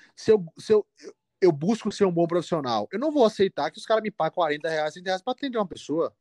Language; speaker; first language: Portuguese; native; Portuguese